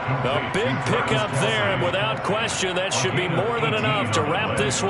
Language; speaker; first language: English; native; English